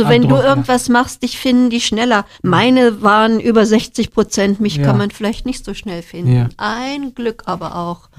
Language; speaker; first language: German; native; German